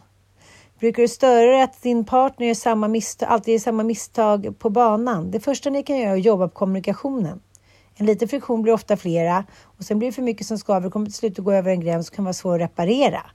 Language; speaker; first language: Swedish; native; Swedish